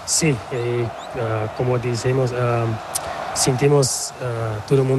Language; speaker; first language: Spanish; non-native, learner; Portuguese